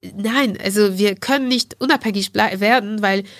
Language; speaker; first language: German; non-native, fluent; French